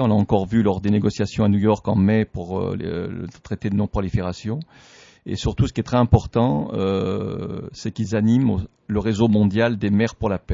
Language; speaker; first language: French; native; French